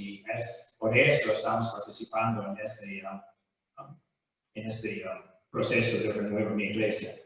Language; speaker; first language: Spanish; non-native, fluent; English